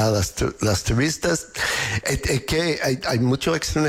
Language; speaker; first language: Spanish; non-native, fluent; English